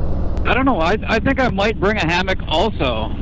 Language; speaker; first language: English; native; English